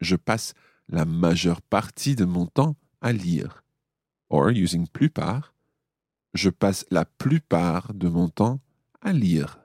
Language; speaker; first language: French; non-native, fluent; English